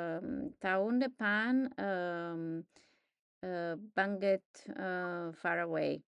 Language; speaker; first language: Indonesian; non-native, learner; English